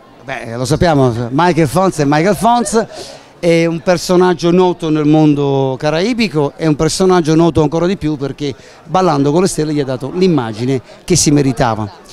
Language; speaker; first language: Italian; native; Italian